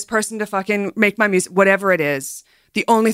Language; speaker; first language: English; native; English